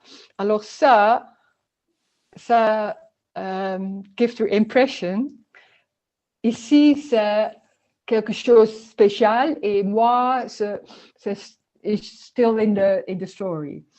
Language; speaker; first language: French; non-native, learner; Dutch